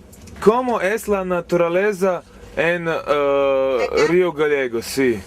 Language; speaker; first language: Spanish; non-native, learner; Serbian